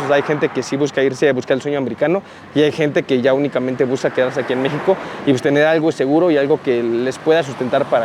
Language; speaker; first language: Spanish; native; Spanish